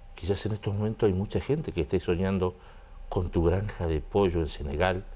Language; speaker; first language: Spanish; native; Spanish